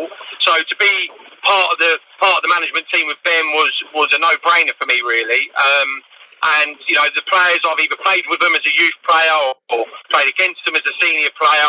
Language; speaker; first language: English; native; English